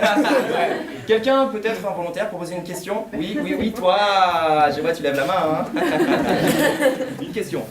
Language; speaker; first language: French; native; French